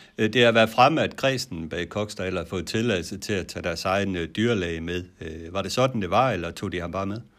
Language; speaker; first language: Danish; native; Danish